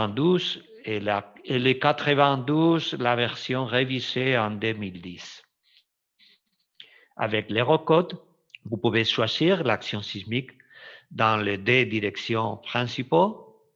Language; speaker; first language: French; non-native, fluent; Spanish